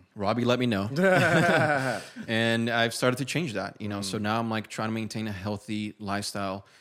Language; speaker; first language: English; non-native, fluent; Portuguese